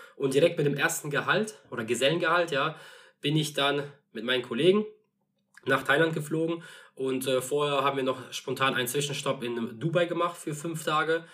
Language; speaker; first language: German; non-native, fluent; Russian